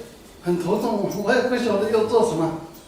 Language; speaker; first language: Chinese; non-native, fluent; Tibetan